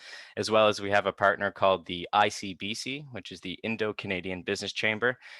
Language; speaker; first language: English; native; English